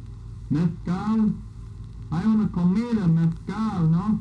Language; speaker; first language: Spanish; non-native, fluent; English